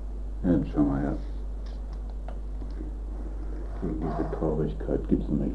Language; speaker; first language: German; native; German